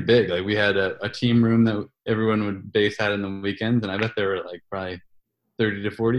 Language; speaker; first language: English; native; English